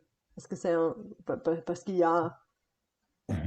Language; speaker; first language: French; non-native, fluent; Bulgarian